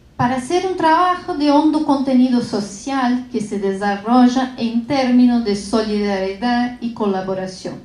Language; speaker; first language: Spanish; non-native, fluent; Portuguese